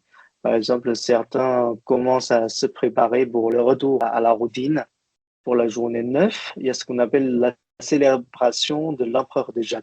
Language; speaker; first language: French; non-native, fluent; Chinese